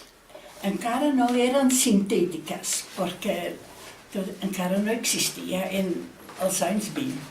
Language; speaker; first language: Catalan; non-native, fluent; Dutch